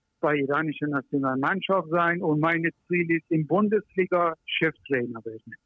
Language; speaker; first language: German; non-native, learner; Persian